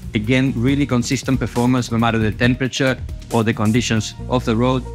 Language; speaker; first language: English; non-native, fluent; Spanish